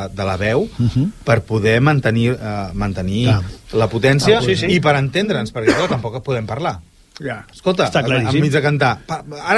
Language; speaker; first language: Catalan; native; Catalan